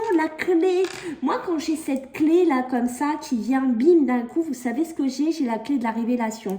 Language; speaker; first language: French; native; French